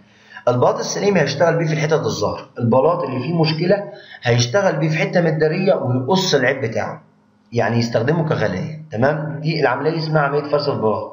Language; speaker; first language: Arabic; native; Arabic